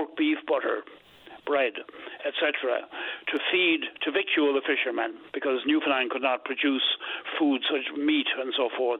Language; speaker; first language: English; native; English